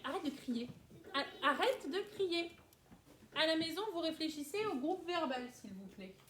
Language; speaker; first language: French; native; French